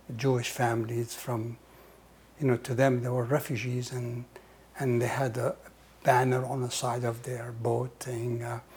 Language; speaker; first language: English; non-native, fluent; Hebrew